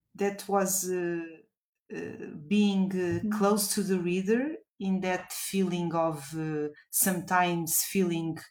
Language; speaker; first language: English; non-native, fluent; Portuguese